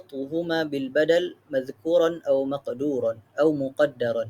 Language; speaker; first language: Arabic; non-native, learner; Malay